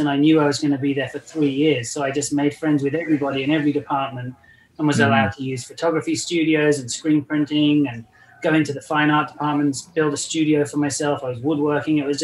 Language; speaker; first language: English; native; English